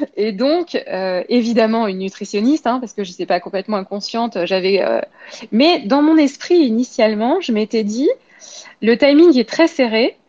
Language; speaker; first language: French; native; French